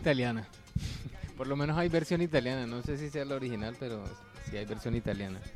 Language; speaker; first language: Spanish; native; Spanish